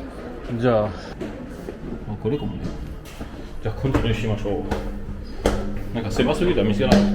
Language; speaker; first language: Japanese; non-native, learner; French